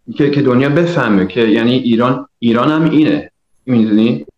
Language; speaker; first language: Persian; early bilingual, heritage; Persian